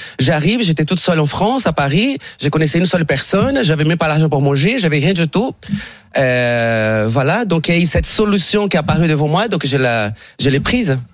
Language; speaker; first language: French; non-native, fluent; Portuguese